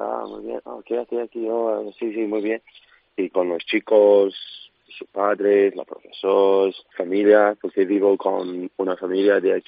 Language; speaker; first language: Spanish; non-native, learner; English